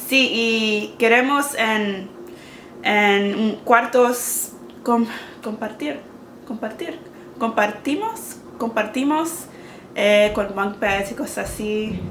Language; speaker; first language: Spanish; non-native, learner; English